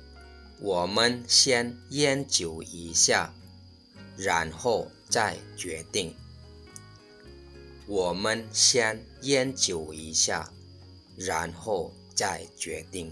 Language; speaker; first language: Chinese; non-native, fluent; Lao